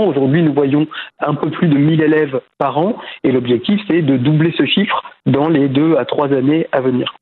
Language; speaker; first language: French; native; French